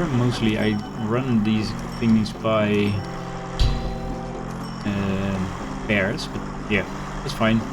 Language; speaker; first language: English; non-native, fluent; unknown